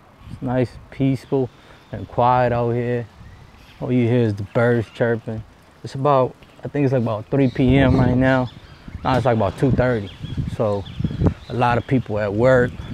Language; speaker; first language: English; early bilingual, other home language; Spanish